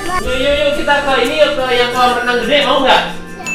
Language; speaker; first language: Indonesian; native; Indonesian